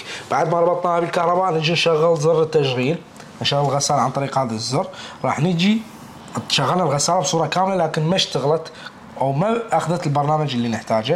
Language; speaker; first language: Arabic; native; Arabic